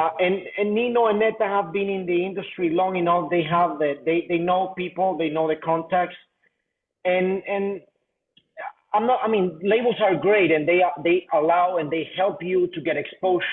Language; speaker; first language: English; non-native, fluent; Spanish